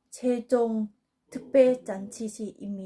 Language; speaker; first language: Korean; non-native, learner; Thai